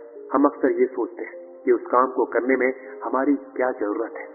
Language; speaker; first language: Hindi; native; Hindi